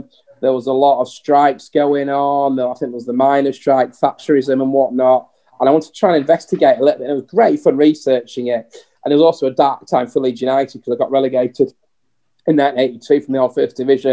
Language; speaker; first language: English; native; English